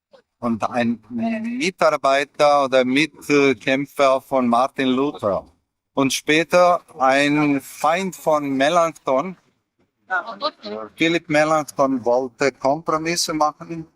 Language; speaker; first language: German; non-native, fluent; Croatian